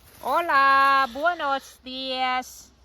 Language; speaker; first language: Spanish; non-native, learner; Thai